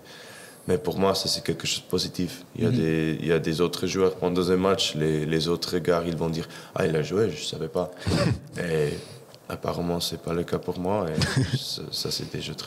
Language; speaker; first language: French; non-native, fluent; English